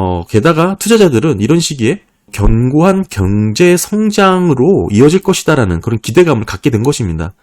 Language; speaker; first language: Korean; native; Korean